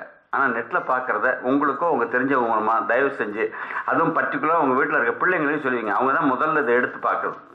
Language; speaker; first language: Tamil; native; Tamil